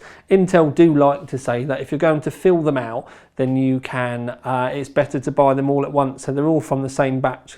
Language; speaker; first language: English; native; English